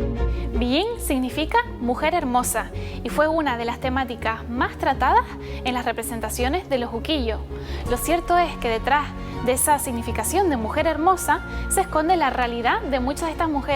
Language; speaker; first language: Spanish; native; Spanish